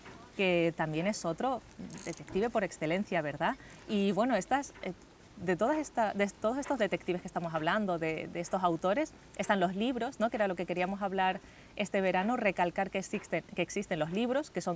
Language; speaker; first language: Spanish; native; Spanish